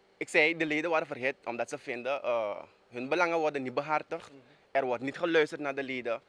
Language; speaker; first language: Dutch; native; Dutch